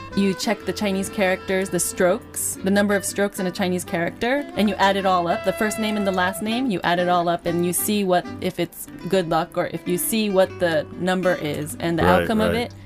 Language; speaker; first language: English; native; English